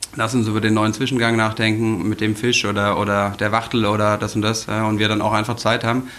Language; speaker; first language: German; native; German